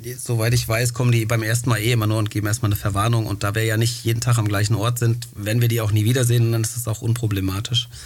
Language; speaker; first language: German; early bilingual, other home language; Greek